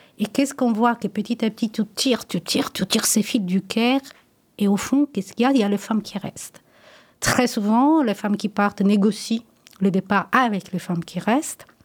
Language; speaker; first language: French; non-native, fluent; Italian